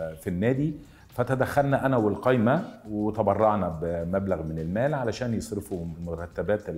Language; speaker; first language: Arabic; native; Arabic